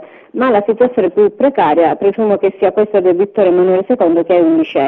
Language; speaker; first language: Italian; native; Italian